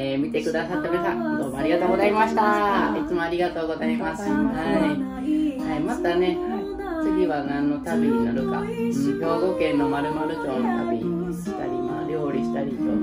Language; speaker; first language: Japanese; native; Japanese